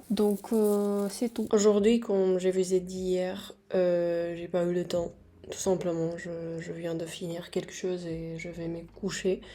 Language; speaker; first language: French; non-native, fluent; Spanish